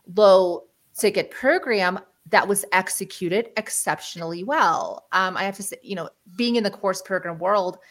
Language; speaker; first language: English; early bilingual, other home language; Ukrainian